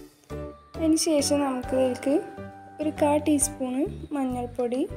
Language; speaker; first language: Malayalam; native; Malayalam